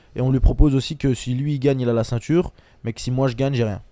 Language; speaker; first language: French; early bilingual, other home language; Chechen